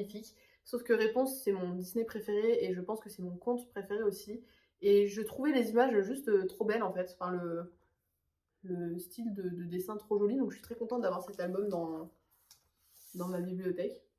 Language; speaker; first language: French; native; French